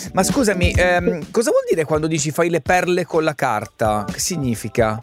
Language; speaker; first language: Italian; native; Italian